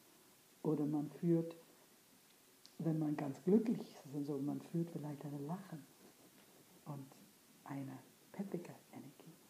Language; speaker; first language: German; non-native, fluent; English